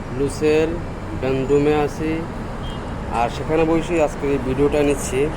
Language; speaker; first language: Bangla; native; Bangla